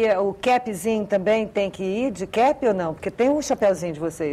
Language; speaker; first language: Portuguese; native; Portuguese